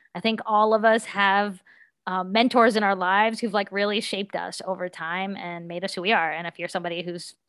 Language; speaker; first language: English; native; English